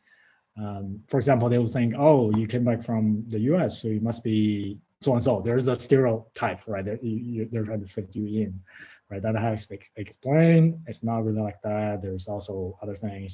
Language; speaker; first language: English; non-native, fluent; Chinese